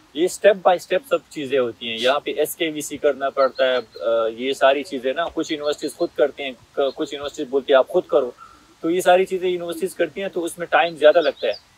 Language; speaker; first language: Hindi; non-native, local second language; Pashto